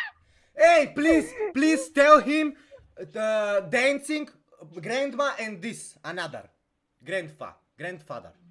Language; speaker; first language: English; non-native, learner; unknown